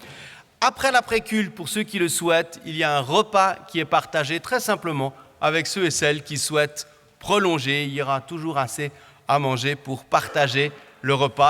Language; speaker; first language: French; native; French